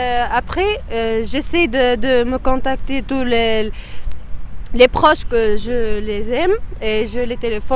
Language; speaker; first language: French; non-native, local second language; Arabic